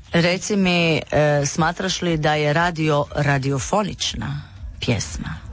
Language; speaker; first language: Serbian; native; Serbian